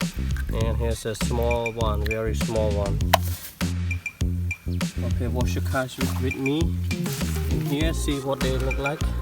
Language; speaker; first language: English; non-native, learner; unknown